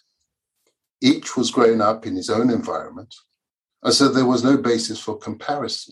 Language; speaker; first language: English; early bilingual, other home language; Yoruba